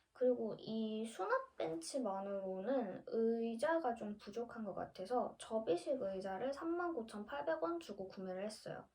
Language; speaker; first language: Korean; native; Korean